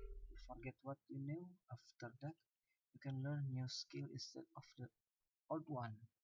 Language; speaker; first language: English; non-native, learner; Sundanese